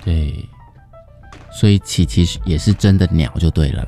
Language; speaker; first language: Chinese; native; Chinese